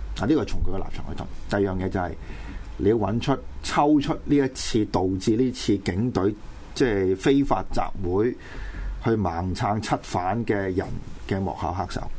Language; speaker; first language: Chinese; non-native, local second language; Cantonese